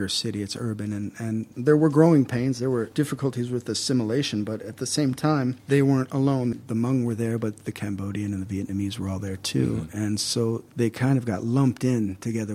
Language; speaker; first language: English; native; English